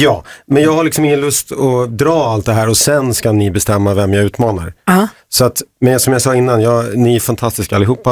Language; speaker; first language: Swedish; native; Swedish